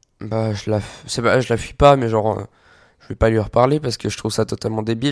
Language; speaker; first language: French; native; French